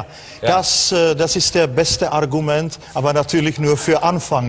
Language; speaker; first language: German; non-native, fluent; Czech